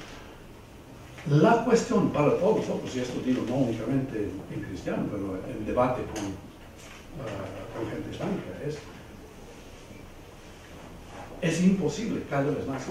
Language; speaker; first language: Spanish; non-native, fluent; English